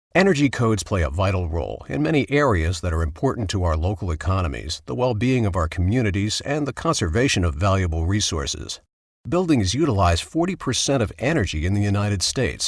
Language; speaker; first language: English; native; English